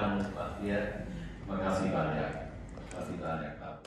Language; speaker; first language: Indonesian; non-native, learner; English